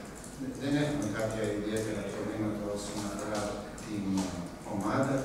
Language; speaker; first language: Greek; non-native, fluent; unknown